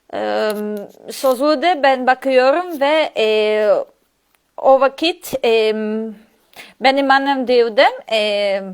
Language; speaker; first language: Turkish; non-native, learner; Serbian